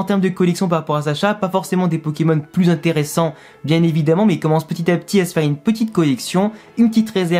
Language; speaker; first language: French; native; French